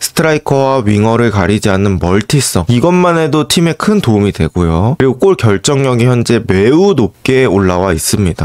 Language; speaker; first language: Korean; native; Korean